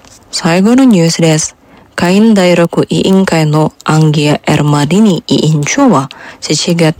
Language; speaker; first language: Japanese; non-native, fluent; Indonesian